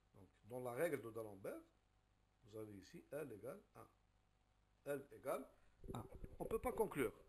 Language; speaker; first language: French; non-native, local second language; Arabic